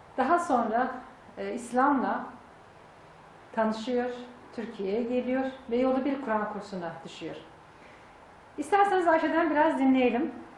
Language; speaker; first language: Turkish; native; Turkish